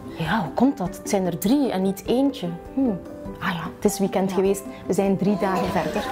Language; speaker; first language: Dutch; native; Dutch